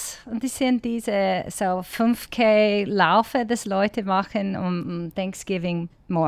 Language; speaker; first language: German; non-native, learner; English